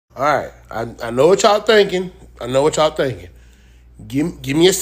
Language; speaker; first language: English; native; English